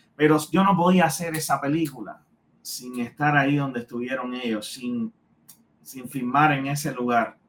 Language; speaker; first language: Spanish; native; Spanish